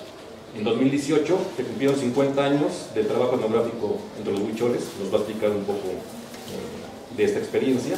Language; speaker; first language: Spanish; native; Spanish